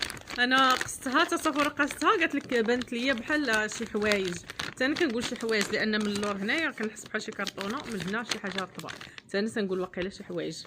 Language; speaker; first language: Arabic; native; Arabic